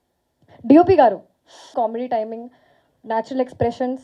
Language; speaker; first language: Telugu; non-native, fluent; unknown